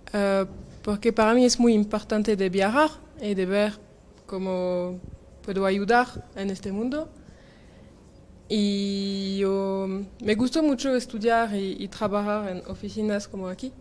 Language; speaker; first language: Spanish; non-native, learner; French